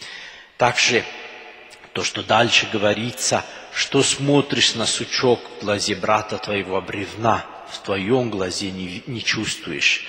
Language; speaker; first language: Russian; non-native, fluent; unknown